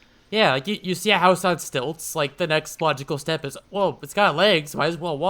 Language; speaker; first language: English; native; English